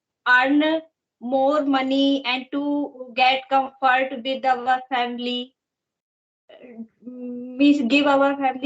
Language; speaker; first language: English; non-native, learner; Hindi